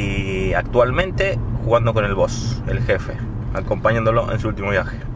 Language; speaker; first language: Spanish; native; Spanish